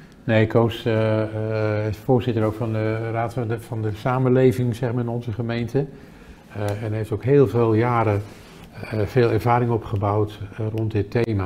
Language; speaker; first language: Dutch; native; Dutch